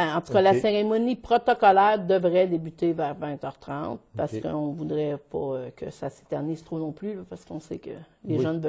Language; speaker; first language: French; native; French